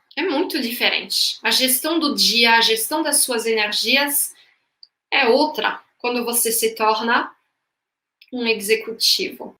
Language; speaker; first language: Portuguese; non-native, fluent; French